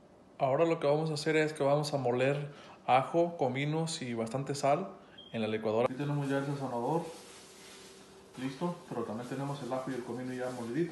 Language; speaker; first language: Spanish; native; Spanish